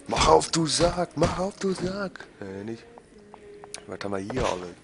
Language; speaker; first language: German; native; German